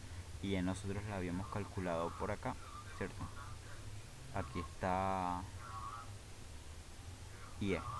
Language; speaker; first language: Spanish; native; Spanish